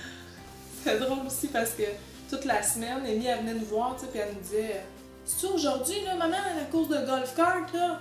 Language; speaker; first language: French; native; French